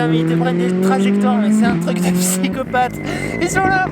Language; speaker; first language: French; native; French